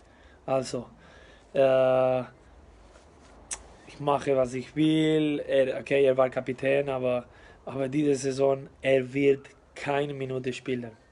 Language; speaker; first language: German; non-native, learner; Spanish